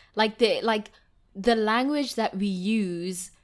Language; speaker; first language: English; non-native, local second language; Tswana